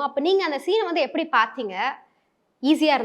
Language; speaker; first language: Tamil; native; Tamil